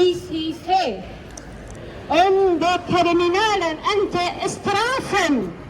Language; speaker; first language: Dutch; non-native, fluent; Persian